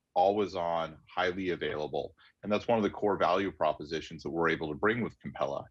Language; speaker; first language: English; native; English